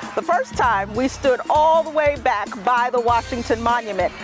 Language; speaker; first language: English; native; English